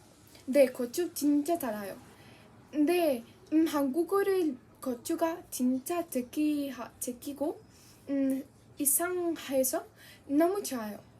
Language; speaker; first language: Korean; non-native, learner; Spanish